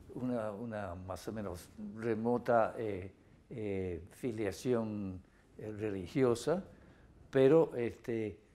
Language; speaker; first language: Spanish; non-native, fluent; English